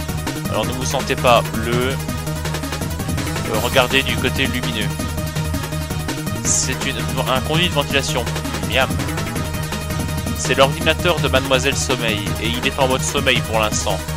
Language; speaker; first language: French; native; French